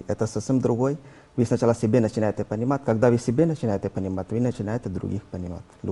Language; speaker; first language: Russian; non-native, learner; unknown